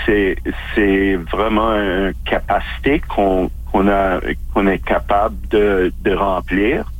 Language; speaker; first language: French; non-native, local second language; English